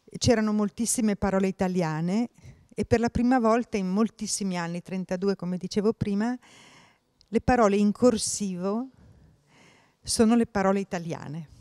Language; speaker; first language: Italian; native; Italian